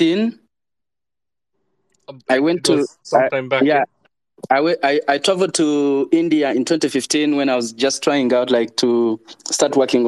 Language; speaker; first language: English; non-native, local second language; Ganda